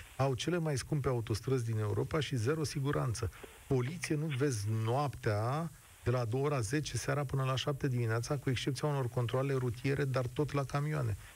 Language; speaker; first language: Romanian; native; Romanian